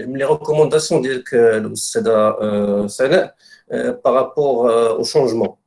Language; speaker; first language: French; non-native, local second language; Arabic